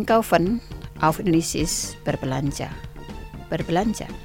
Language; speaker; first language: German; non-native, fluent; Indonesian